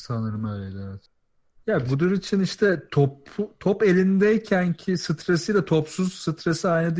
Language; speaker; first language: Turkish; native; Turkish